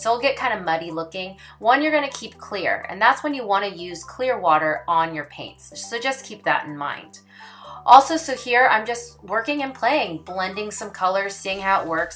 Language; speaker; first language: English; native; English